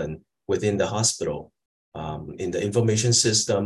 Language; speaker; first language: English; non-native, local second language; Cantonese